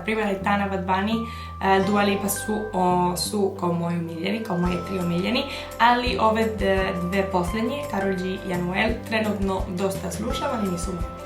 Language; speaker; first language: Bosnian; early bilingual, heritage; Bosnian